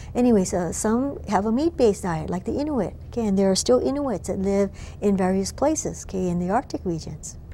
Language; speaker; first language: English; native; English